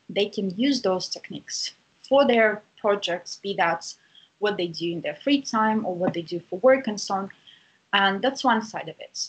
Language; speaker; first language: English; non-native, fluent; Russian